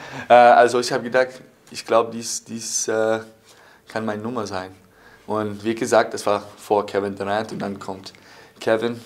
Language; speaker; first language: German; non-native, fluent; English